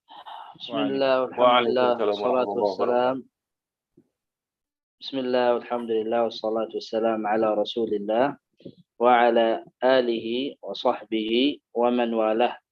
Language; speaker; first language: Arabic; native; Arabic